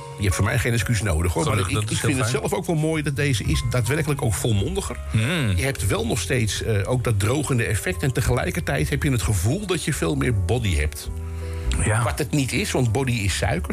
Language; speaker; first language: Dutch; native; Dutch